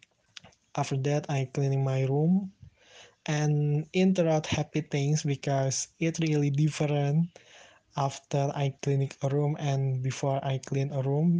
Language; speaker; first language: English; non-native, learner; Indonesian